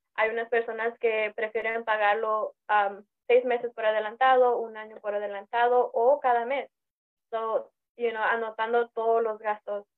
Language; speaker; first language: Spanish; early bilingual, heritage; Spanish